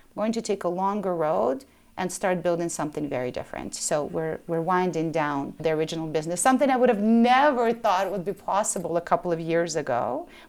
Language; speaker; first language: English; early bilingual, other home language; Ukrainian